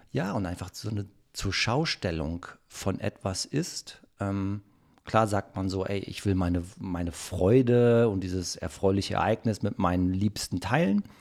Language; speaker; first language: German; native; German